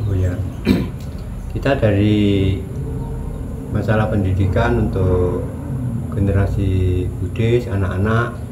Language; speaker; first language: Indonesian; non-native, local second language; Javanese